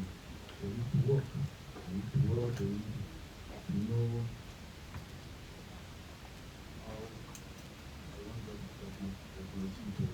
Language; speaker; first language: English; non-native, learner; French